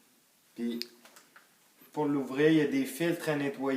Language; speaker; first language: French; native; French